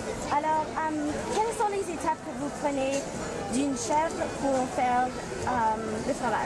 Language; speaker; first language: French; non-native, learner; English